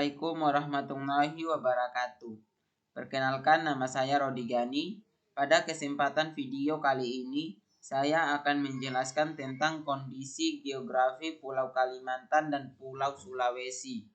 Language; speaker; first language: Indonesian; native; Indonesian